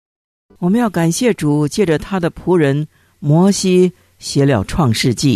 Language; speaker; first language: Chinese; native; Chinese